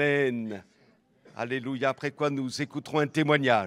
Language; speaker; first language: French; native; French